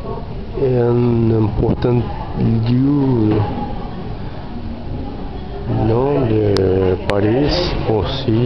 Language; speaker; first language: French; non-native, learner; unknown